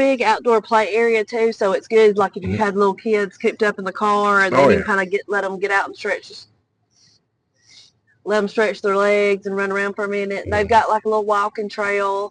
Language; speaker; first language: English; native; English